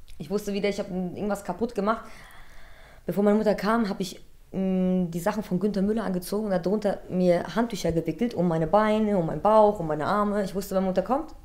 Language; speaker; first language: German; early bilingual, other home language; Polish